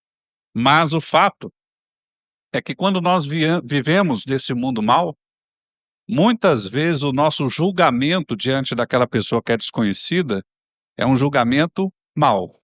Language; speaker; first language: Portuguese; native; Portuguese